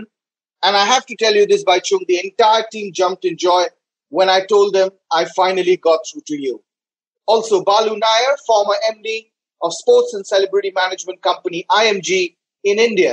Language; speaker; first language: English; non-native, local second language; Bangla